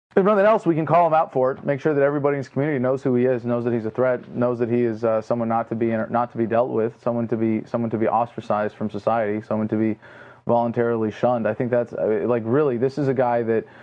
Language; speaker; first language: English; native; English